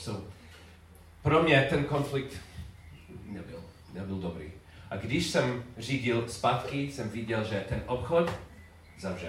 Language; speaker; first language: Czech; non-native, learner; English